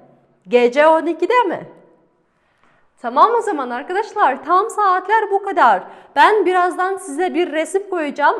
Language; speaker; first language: Turkish; non-native, fluent; Kazakh